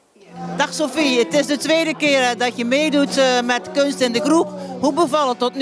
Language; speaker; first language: Dutch; native; Dutch